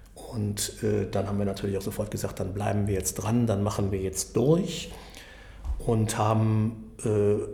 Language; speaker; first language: German; native; German